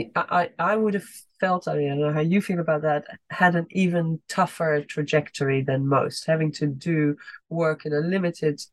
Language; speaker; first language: English; non-native, fluent; Dutch